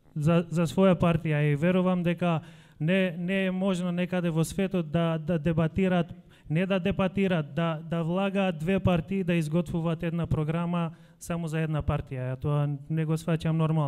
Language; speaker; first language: Macedonian; non-native, local second language; Albanian